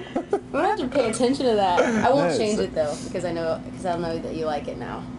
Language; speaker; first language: English; native; English